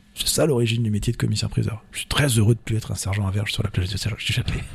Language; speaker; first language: French; native; French